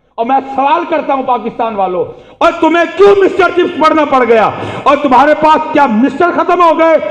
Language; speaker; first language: Urdu; non-native, local second language; Northern Hindko